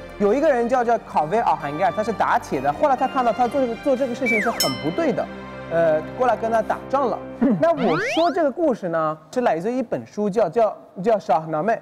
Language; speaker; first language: Chinese; non-native, fluent; Persian